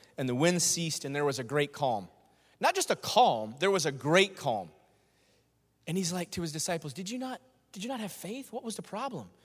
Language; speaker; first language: English; native; English